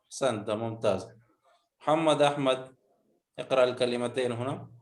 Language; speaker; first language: Arabic; non-native, fluent; Urdu